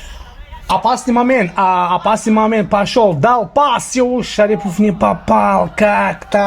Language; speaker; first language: Russian; non-native, local second language; Tajik